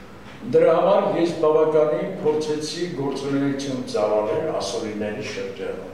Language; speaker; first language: Armenian; non-native, local second language; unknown